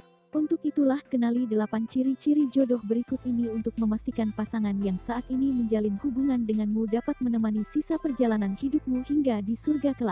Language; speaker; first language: Indonesian; native; Indonesian